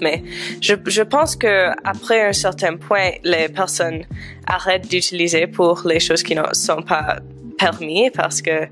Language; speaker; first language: French; non-native, fluent; English